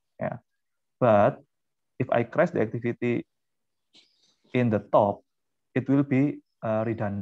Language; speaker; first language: English; non-native, fluent; Indonesian